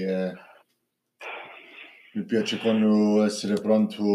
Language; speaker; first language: Italian; early bilingual, heritage; English